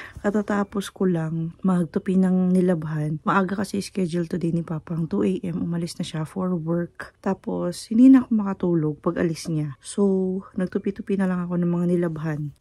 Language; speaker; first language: Filipino; native; Filipino